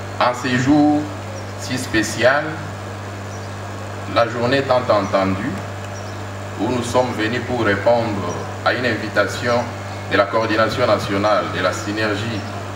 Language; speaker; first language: French; non-native, local second language; Luba-Lulua